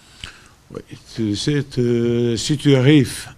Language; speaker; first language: French; non-native, fluent; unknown